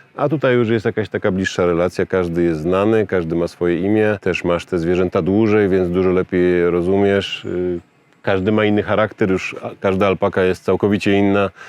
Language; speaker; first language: Polish; native; Polish